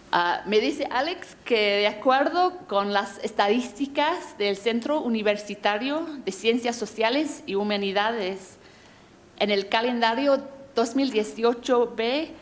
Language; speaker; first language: Spanish; non-native, fluent; English